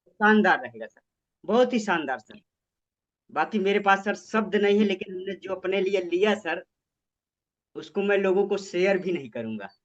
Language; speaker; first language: Hindi; native; Hindi